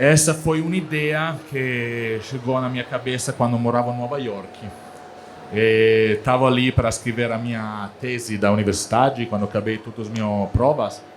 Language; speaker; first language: Portuguese; non-native, learner; Italian